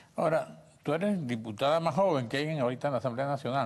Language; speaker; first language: Spanish; native; Spanish